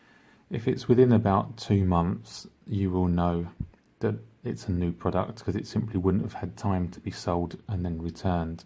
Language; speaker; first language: English; native; English